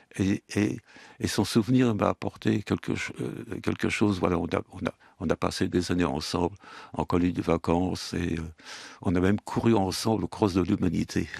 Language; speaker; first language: French; early bilingual, other home language; Yiddish